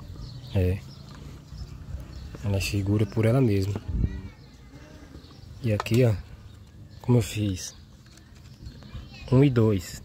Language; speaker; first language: Portuguese; native; Portuguese